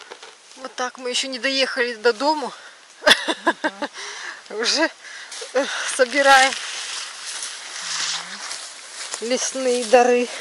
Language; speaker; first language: Russian; native; Russian